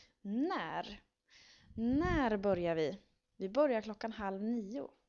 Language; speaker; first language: Swedish; native; Swedish